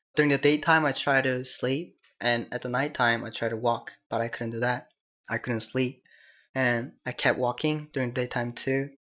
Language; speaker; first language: English; non-native, learner; Korean